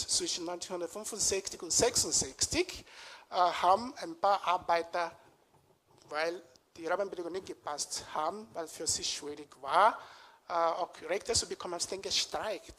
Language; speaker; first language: German; non-native, fluent; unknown